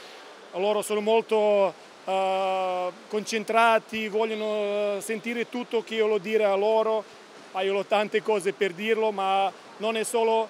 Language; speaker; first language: Italian; non-native, learner; Serbian